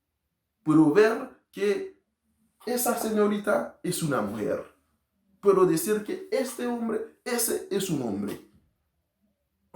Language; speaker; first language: Spanish; non-native, learner; Haitian Creole